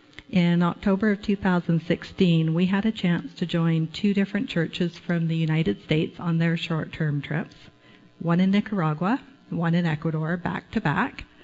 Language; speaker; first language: English; native; English